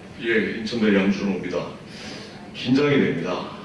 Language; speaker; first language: Korean; native; Korean